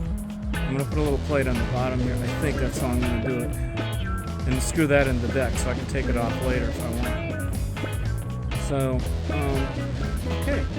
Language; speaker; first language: English; native; English